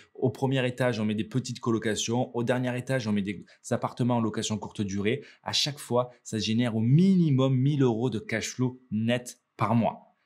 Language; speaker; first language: French; native; French